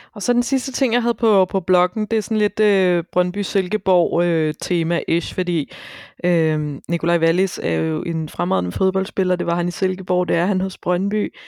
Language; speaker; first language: Danish; native; Danish